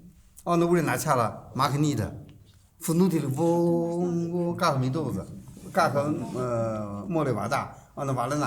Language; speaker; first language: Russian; non-native, learner; Chinese